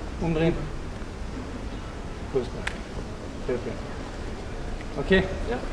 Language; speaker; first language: German; early bilingual, heritage; Turkish